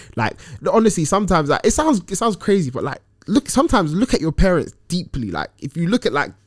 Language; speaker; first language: English; early bilingual, other home language; Akan